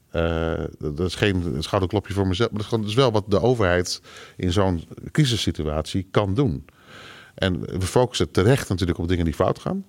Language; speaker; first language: Dutch; native; Dutch